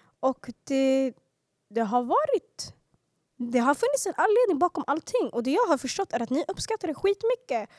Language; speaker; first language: Swedish; early bilingual, other home language; Arabic